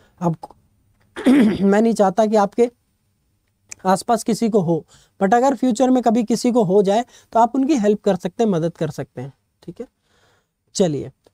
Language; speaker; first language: Hindi; native; Hindi